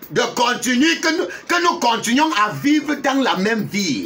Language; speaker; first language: French; non-native, local second language; English